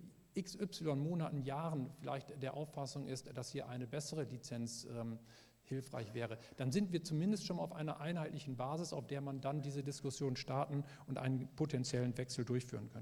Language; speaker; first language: German; native; German